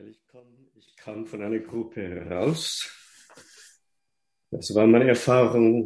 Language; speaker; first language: German; non-native, fluent; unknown